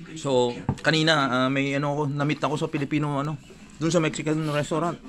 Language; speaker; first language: Filipino; native; Filipino